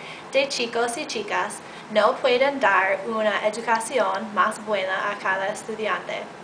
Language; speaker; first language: Spanish; non-native, learner; English